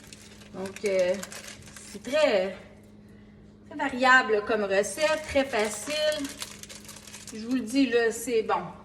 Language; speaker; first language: French; native; French